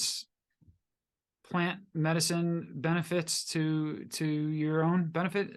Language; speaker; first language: English; native; English